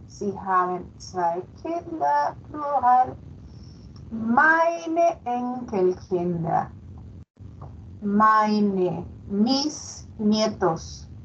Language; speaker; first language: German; non-native, fluent; Spanish